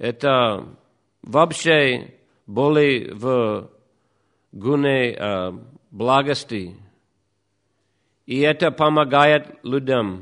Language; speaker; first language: Russian; non-native, fluent; English